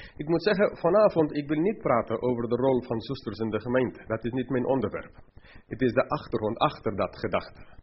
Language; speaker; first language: Dutch; non-native, fluent; English